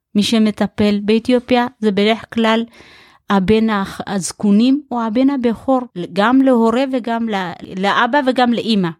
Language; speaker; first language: Hebrew; early bilingual, other home language; Amharic